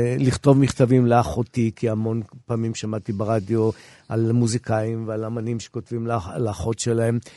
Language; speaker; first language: Hebrew; native; Hebrew